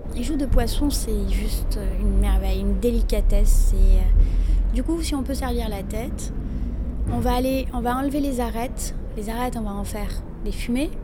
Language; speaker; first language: French; non-native, local second language; Arabic